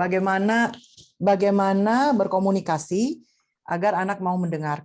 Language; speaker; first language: Indonesian; native; Indonesian